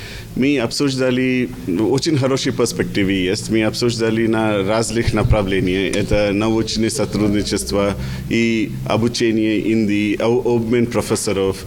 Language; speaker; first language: Russian; non-native, learner; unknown